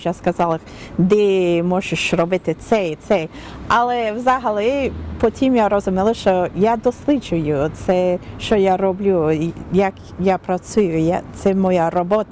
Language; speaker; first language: Ukrainian; non-native, learner; English